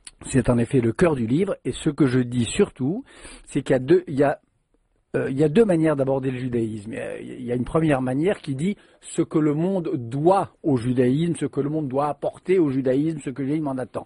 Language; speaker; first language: French; native; French